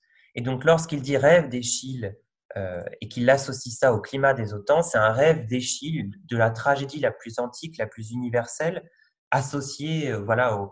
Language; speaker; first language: French; native; French